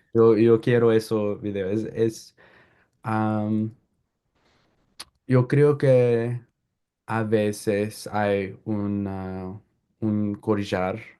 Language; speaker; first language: Spanish; non-native, learner; English